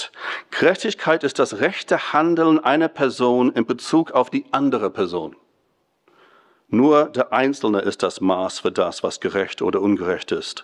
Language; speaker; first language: German; non-native, fluent; English